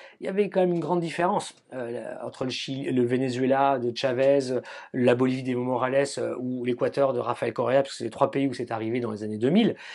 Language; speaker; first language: French; native; French